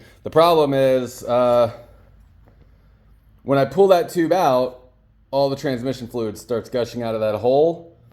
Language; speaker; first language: English; native; English